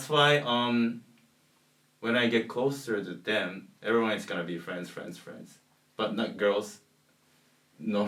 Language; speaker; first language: English; non-native, learner; Japanese